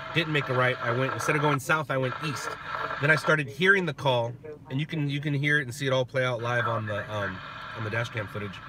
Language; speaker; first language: English; native; English